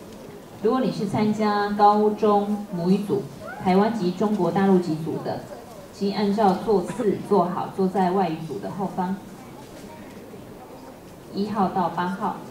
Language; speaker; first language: Chinese; native; Chinese